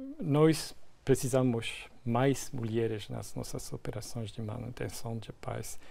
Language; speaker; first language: Portuguese; non-native, fluent; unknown